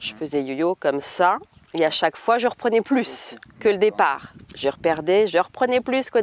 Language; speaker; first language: French; native; French